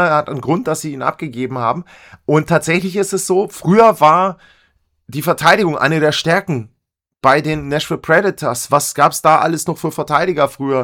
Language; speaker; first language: German; native; German